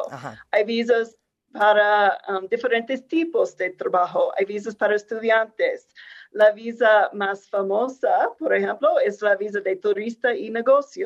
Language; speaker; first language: Spanish; non-native, fluent; English